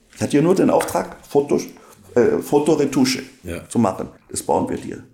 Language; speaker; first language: German; non-native, local second language; Swiss German